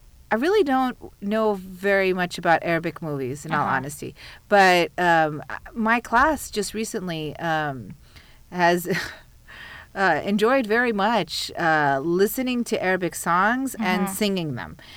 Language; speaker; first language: English; early bilingual, other home language; Arabic